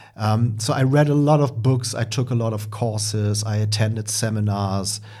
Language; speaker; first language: English; non-native, fluent; German